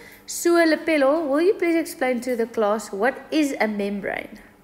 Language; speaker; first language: English; non-native, local second language; Afrikaans